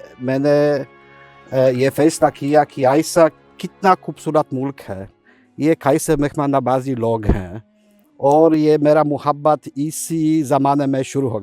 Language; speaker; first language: Hindi; non-native, fluent; Polish